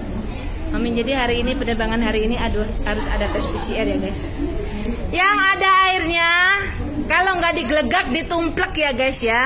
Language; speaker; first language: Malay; non-native, local second language; Javanese